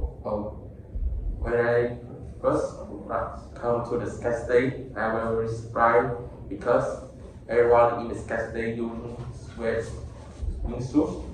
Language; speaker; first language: English; non-native, learner; Vietnamese